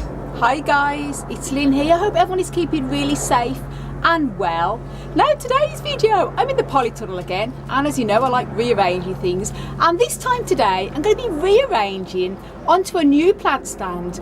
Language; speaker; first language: English; native; English